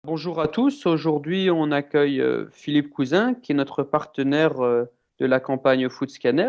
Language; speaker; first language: French; native; French